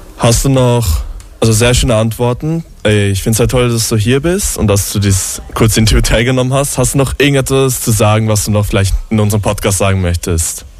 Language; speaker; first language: German; native; German